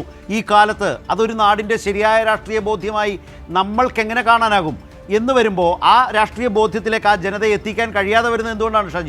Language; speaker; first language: Malayalam; native; Malayalam